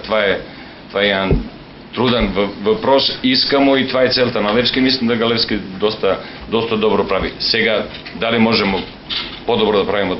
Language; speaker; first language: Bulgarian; non-native, learner; Serbian